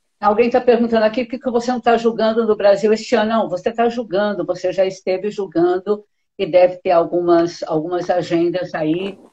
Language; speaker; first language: Portuguese; native; Portuguese